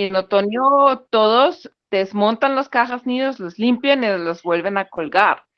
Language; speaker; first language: Spanish; non-native, fluent; German